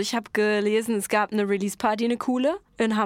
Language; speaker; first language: German; native; German